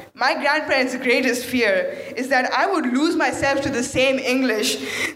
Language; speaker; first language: English; non-native, fluent; Malayalam